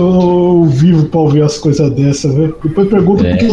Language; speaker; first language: Portuguese; native; Portuguese